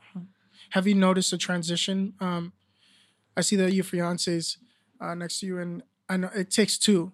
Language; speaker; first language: English; early bilingual, other home language; Spanish